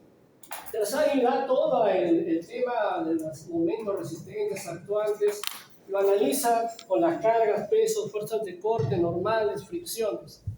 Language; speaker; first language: Spanish; native; Spanish